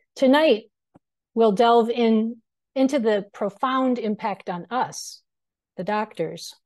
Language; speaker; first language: English; native; English